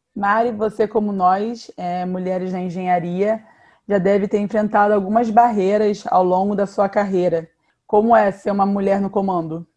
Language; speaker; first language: Portuguese; native; Portuguese